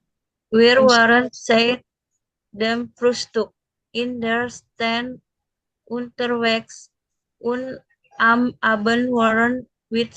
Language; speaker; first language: German; non-native, learner; Indonesian